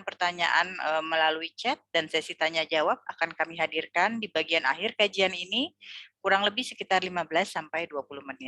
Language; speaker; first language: Indonesian; native; Indonesian